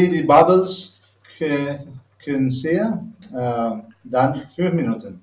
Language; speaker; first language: German; non-native, learner; Spanish